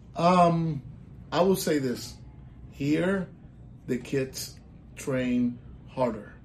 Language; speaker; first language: English; non-native, local second language; Spanish